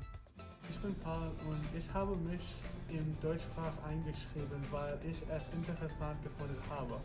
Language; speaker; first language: German; non-native, learner; English